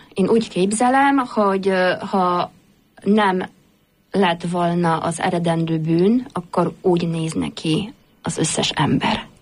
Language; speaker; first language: Hungarian; non-native, fluent; Polish